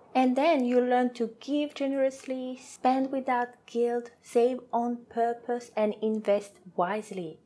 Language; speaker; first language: English; non-native, fluent; French